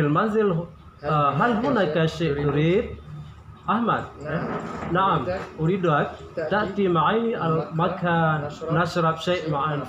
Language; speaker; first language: Arabic; non-native, learner; Indonesian